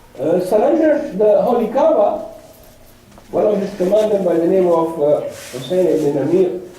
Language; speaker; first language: English; non-native, local second language; Urdu